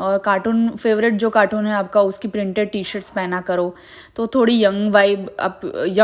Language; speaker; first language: Hindi; native; Hindi